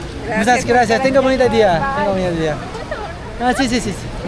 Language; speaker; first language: Spanish; non-native, learner; Korean